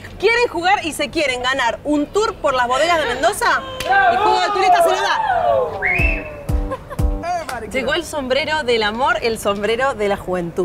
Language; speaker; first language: Spanish; native; Spanish